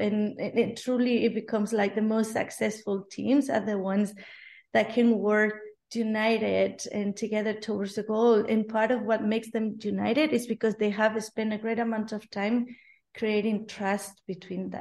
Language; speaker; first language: English; non-native, fluent; Spanish